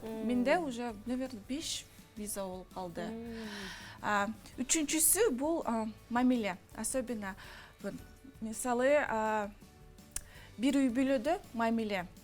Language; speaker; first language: Kyrgyz; non-native, local second language; Russian